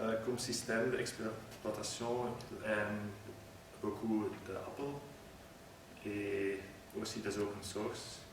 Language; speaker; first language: French; non-native, learner; Dutch